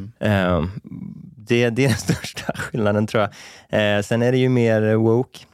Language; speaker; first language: Swedish; native; Swedish